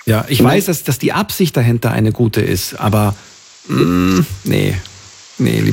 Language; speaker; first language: German; native; German